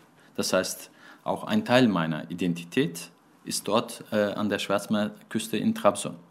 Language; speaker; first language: German; early bilingual, other home language; Turkish